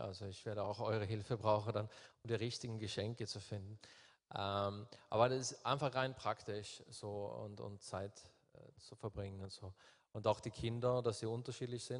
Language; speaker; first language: German; non-native, fluent; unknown